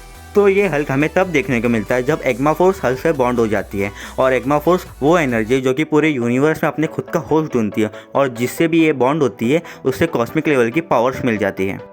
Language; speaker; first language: Hindi; native; Hindi